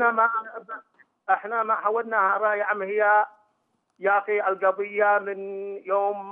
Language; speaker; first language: Arabic; native; Arabic